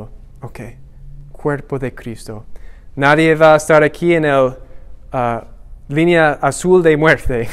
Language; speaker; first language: Spanish; non-native, learner; English